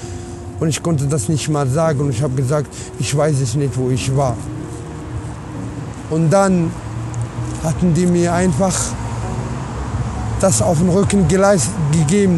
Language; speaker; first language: German; non-native, learner; Arabic